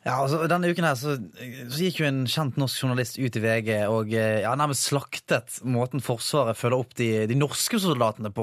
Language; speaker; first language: Norwegian; native; Norwegian